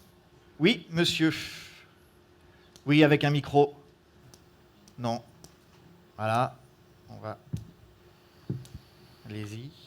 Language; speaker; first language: French; native; French